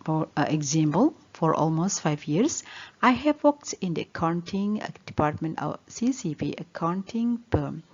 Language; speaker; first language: English; non-native, learner; Indonesian